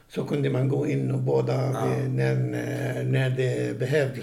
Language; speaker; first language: Swedish; non-native, fluent; Arabic